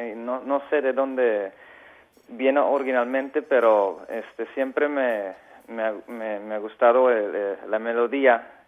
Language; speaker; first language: Spanish; non-native, fluent; Dutch